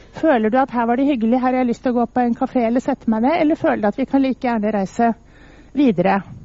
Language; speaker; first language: Norwegian; native; Norwegian